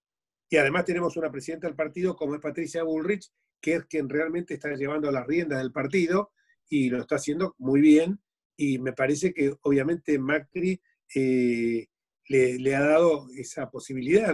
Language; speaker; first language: Spanish; native; Spanish